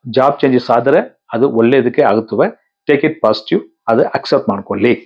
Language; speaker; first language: Kannada; non-native, local second language; Tamil